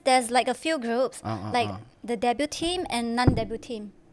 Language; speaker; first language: English; non-native, local second language; Chinese